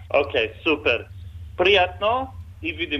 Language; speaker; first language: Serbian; non-native, learner; English